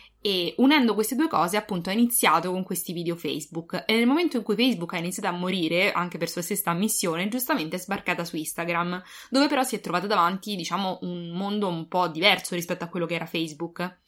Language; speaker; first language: Italian; native; Italian